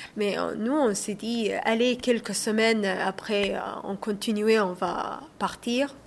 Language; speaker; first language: French; non-native, learner; Somali